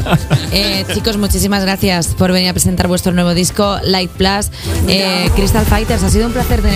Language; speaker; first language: Spanish; native; Spanish